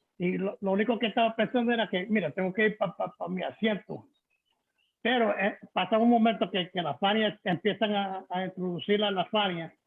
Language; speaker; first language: Spanish; early bilingual, heritage; Spanish